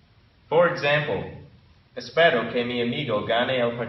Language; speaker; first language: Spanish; non-native, learner; English